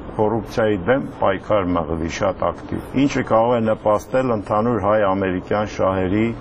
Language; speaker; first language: Armenian; native; Armenian